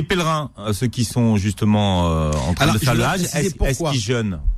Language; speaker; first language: French; native; French